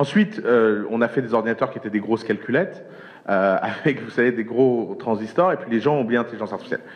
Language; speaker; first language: French; native; French